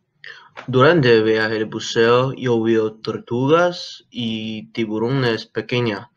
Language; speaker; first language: Spanish; non-native, learner; English